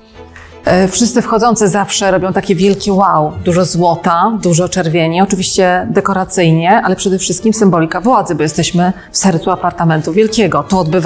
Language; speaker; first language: Polish; native; Polish